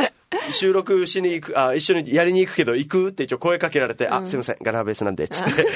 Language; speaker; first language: Japanese; native; Japanese